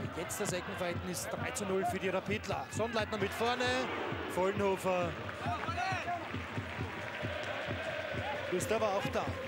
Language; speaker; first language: German; native; German